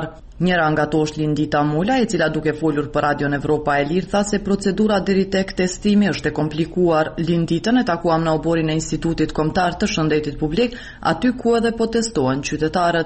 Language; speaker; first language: Albanian; native; Albanian